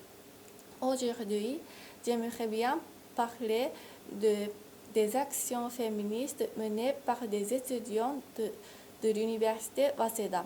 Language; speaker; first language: French; non-native, fluent; Japanese